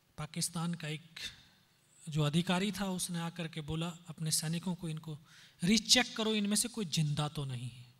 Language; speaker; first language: Hindi; native; Hindi